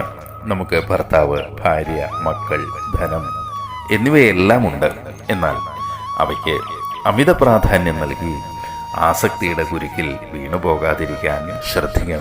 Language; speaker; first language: Malayalam; native; Malayalam